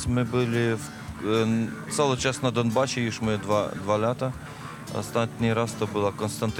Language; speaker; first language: Polish; non-native, learner; Ukrainian